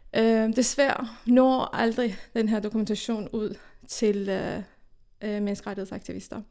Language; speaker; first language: Danish; early bilingual, other home language; Persian